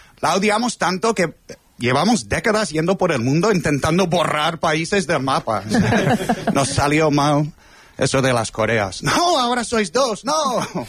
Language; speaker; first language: Spanish; non-native, fluent; English